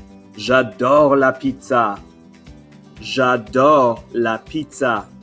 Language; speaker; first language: French; non-native, fluent; English